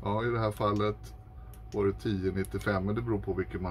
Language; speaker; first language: Swedish; native; Swedish